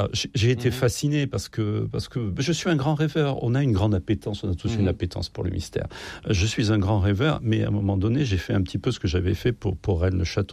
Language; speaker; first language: French; native; French